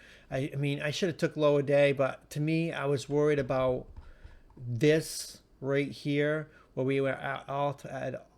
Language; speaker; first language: English; native; English